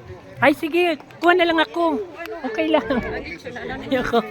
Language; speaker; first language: Filipino; non-native, local second language; Cebuano